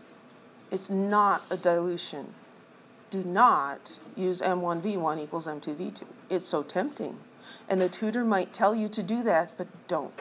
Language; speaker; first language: English; native; English